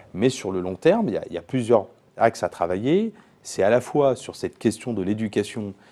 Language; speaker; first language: French; native; French